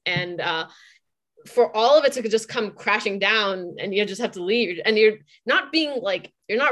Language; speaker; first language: English; native; English